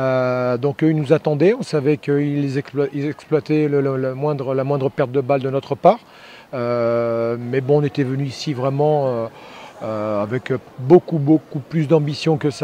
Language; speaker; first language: French; native; French